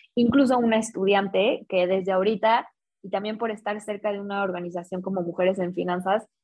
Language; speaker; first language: Spanish; native; Spanish